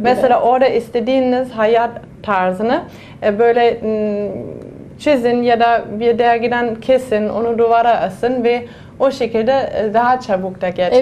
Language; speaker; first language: Turkish; non-native, fluent; German